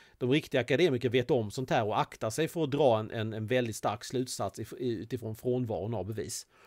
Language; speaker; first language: Swedish; native; Swedish